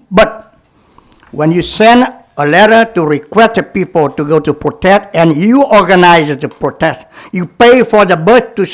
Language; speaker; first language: English; non-native, learner; Vietnamese